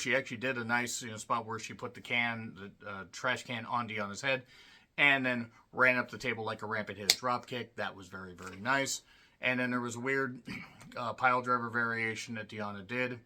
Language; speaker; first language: English; native; English